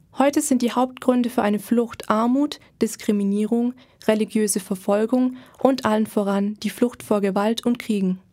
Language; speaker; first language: German; native; German